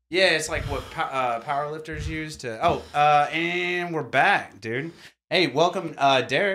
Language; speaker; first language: English; native; English